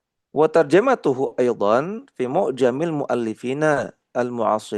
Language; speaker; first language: Arabic; non-native, fluent; Indonesian